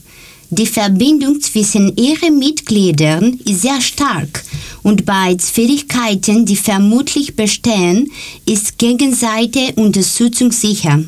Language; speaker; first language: German; non-native, learner; Greek